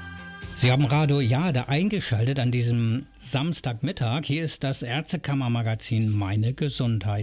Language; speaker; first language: German; native; German